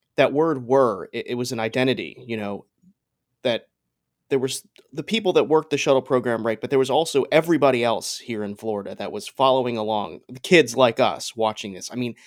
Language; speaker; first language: English; native; English